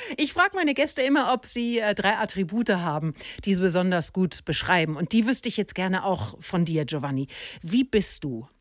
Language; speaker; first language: German; native; German